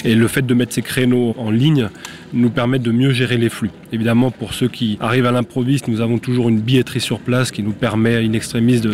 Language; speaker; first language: French; native; French